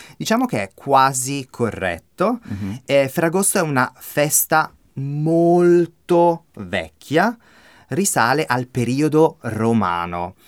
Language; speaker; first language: Italian; native; Italian